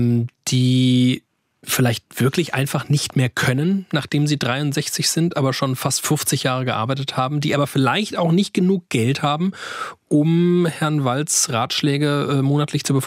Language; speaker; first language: German; native; German